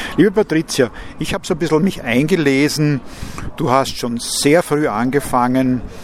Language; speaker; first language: German; native; German